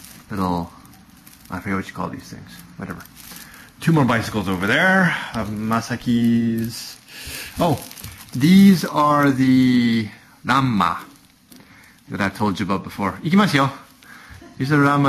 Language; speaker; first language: English; native; English